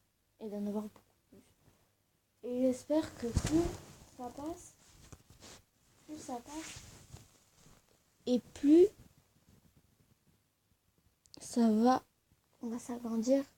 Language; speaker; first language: French; early bilingual, other home language; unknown